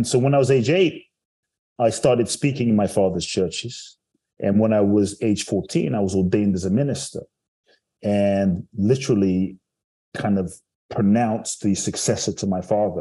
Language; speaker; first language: English; native; English